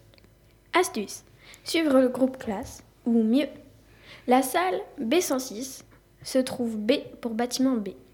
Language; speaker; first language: French; native; French